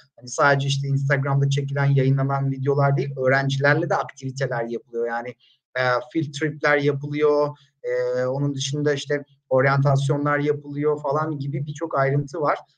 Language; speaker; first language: Turkish; native; Turkish